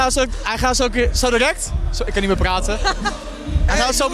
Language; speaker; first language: Dutch; native; Dutch